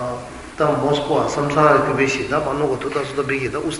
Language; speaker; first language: Russian; non-native, learner; Tibetan